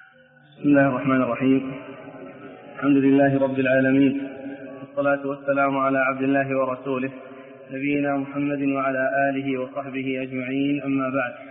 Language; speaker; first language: Arabic; native; Arabic